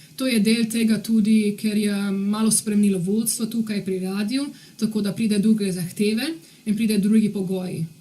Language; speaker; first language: Slovenian; early bilingual, heritage; Slovenian